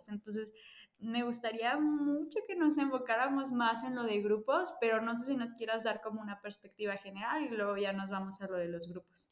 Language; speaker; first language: Spanish; native; Spanish